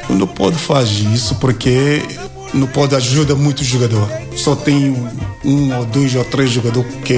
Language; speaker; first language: Portuguese; non-native, learner; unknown